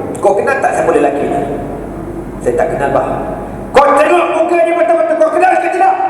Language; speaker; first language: Malay; native; Malay